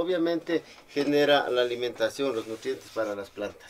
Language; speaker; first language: Spanish; native; Spanish